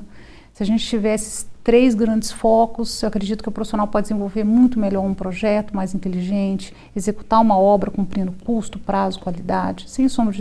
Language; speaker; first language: Portuguese; native; Portuguese